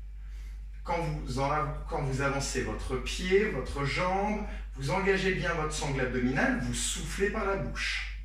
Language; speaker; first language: French; native; French